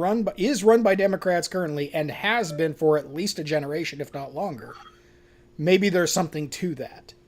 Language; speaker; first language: English; native; English